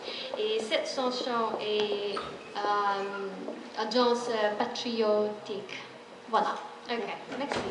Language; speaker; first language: French; non-native, fluent; Nepali